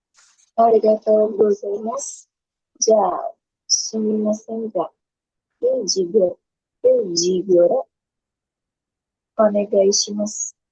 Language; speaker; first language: Japanese; non-native, learner; Indonesian